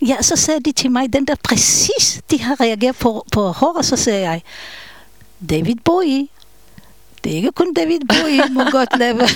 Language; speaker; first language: Danish; non-native, fluent; Hebrew